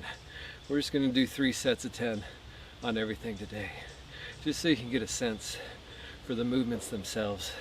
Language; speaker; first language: English; native; English